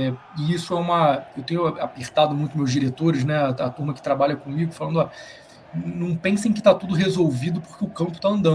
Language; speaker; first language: Portuguese; native; Portuguese